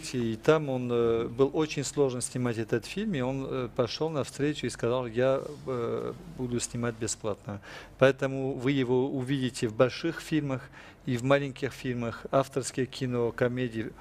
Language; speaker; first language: Russian; non-native, fluent; French